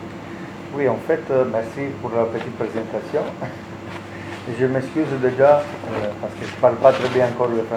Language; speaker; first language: French; non-native, learner; Italian